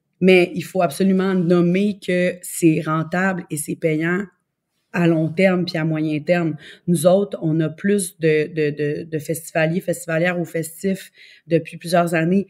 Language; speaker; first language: French; native; French